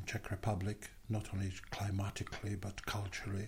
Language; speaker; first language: English; non-native, fluent; Czech